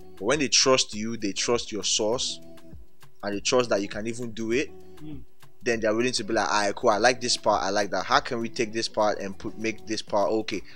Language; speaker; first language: English; non-native, local second language; Yoruba